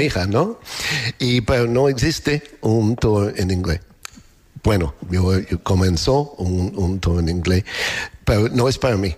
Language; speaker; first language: Spanish; non-native, fluent; English